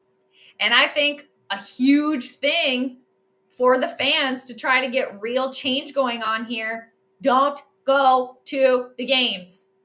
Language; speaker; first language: English; native; English